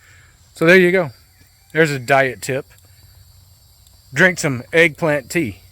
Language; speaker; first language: English; native; English